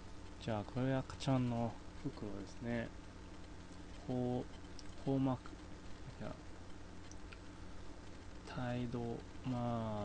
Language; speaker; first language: Japanese; non-native, fluent; English